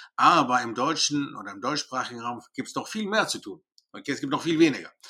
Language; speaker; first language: German; early bilingual, other home language; Greek